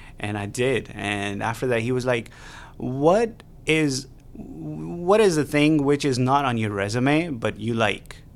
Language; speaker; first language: English; non-native, local second language; Urdu